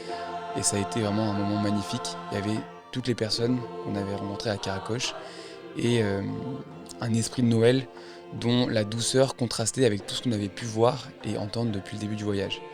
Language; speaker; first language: French; native; French